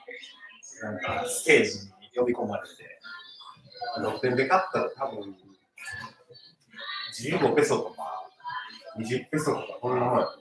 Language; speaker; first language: Japanese; native; Japanese